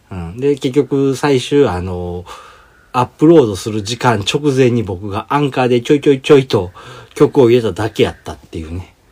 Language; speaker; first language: Japanese; native; Japanese